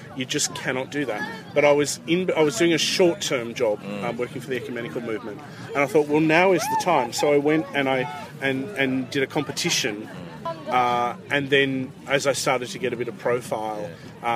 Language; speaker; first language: English; native; English